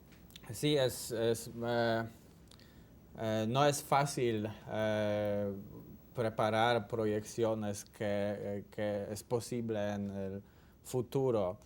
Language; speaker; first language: Spanish; non-native, learner; Polish